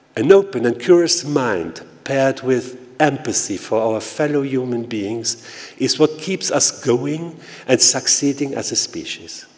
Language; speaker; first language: English; non-native, fluent; Luxembourgish